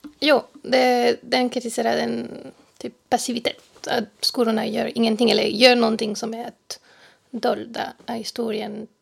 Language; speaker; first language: Swedish; non-native, fluent; French